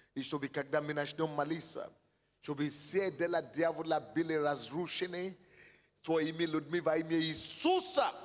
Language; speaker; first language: Russian; non-native, fluent; Yoruba